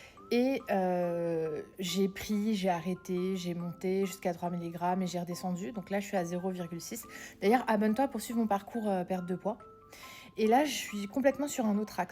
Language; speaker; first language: French; native; French